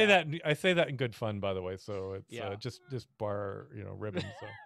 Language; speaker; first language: English; native; English